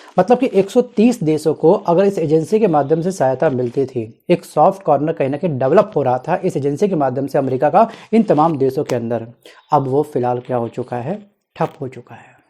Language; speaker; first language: Hindi; native; Hindi